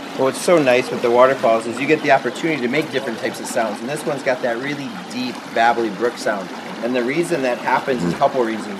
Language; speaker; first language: English; native; English